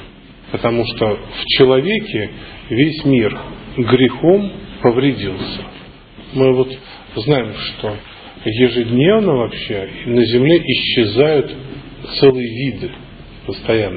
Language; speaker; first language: Russian; native; Russian